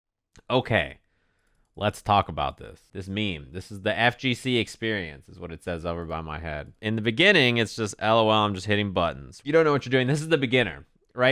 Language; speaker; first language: English; native; English